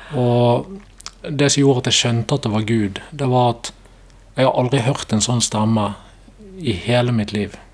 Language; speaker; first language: Norwegian; native; Norwegian